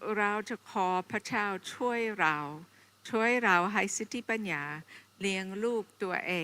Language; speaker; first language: Thai; non-native, fluent; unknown